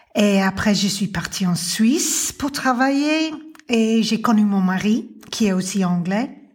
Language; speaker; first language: French; non-native, fluent; English